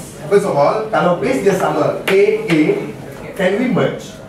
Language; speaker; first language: English; non-native, local second language; Malay